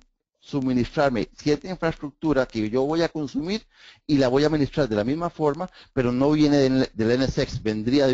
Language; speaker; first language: Spanish; native; Spanish